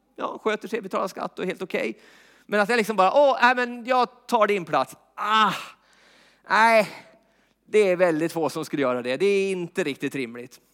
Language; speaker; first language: Swedish; native; Swedish